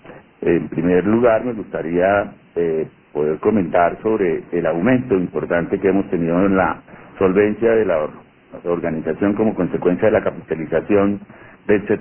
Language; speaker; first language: Spanish; native; Spanish